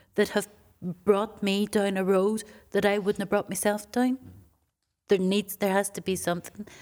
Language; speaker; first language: English; native; English